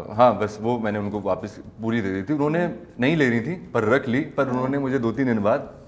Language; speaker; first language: Urdu; native; Urdu